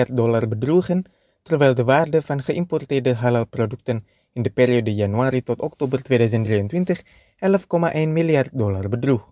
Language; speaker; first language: Dutch; non-native, fluent; Indonesian